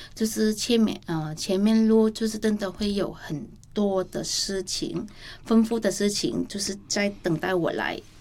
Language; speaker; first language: Chinese; non-native, fluent; Vietnamese